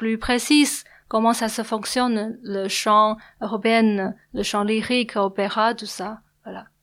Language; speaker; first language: French; non-native, learner; Chinese